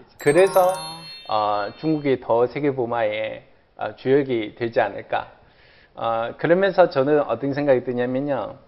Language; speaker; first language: Korean; non-native, fluent; Chinese